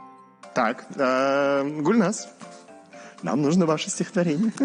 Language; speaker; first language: Russian; native; Russian